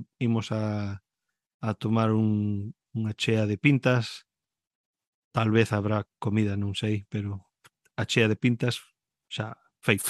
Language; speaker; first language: Galician; early bilingual, heritage; Galician